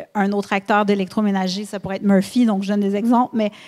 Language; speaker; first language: French; native; French